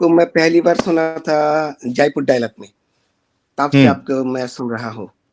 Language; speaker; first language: Hindi; non-native, learner; Bangla